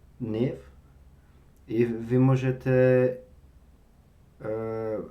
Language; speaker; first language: Ukrainian; non-native, learner; French